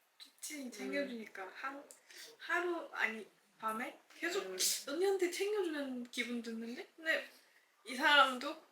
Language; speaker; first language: Korean; non-native, fluent; Chinese